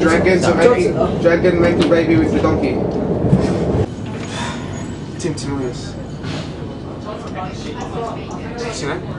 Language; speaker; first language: English; native; English